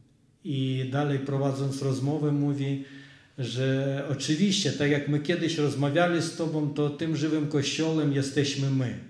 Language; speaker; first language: Polish; non-native, fluent; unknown